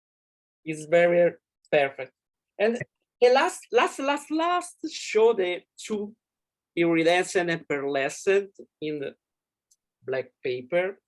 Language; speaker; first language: English; non-native, learner; Italian